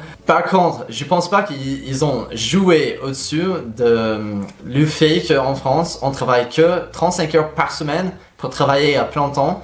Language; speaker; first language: French; non-native, fluent; English